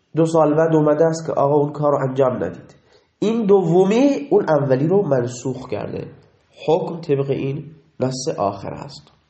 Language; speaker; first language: Persian; non-native, local second language; Baluchi